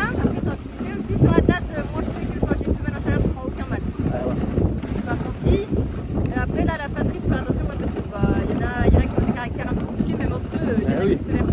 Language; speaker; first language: French; native; French